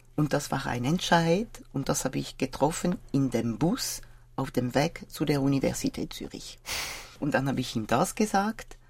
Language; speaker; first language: German; non-native, fluent; French